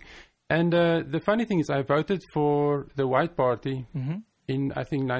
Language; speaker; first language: English; non-native, local second language; Afrikaans